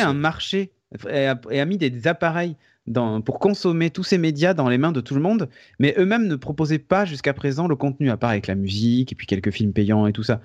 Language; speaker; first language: French; native; French